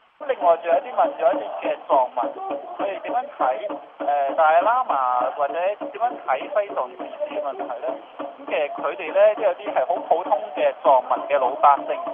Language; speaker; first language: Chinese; non-native, local second language; Cantonese